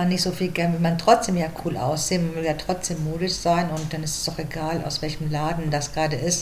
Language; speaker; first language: German; native; German